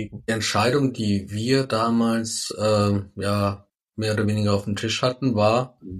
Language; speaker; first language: German; native; German